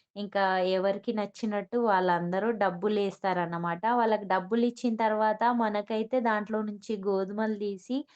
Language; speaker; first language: Telugu; non-native, local second language; Lambadi